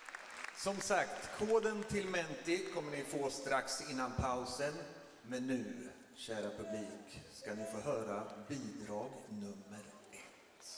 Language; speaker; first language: Swedish; native; Swedish